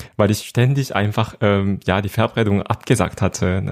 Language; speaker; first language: German; non-native, fluent; Korean